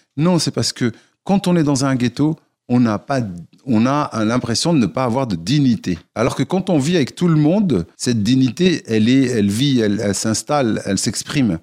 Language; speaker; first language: French; non-native, local second language; Arabic